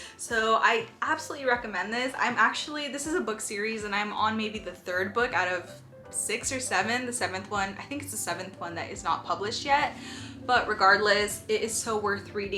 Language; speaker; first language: English; native; English